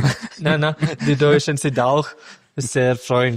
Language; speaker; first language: German; non-native, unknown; Malayalam